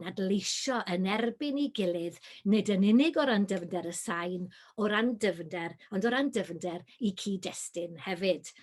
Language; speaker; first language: Welsh; native; Welsh